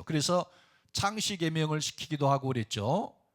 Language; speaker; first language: Korean; native; Korean